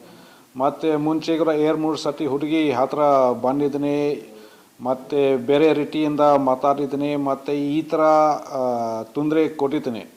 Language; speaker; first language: Kannada; non-native, fluent; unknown